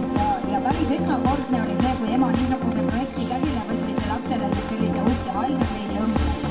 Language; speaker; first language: Estonian; native; Estonian